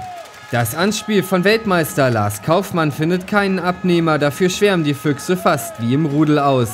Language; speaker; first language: German; native; German